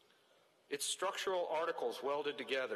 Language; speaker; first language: English; native; English